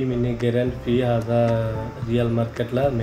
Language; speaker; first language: Arabic; non-native, learner; Hindi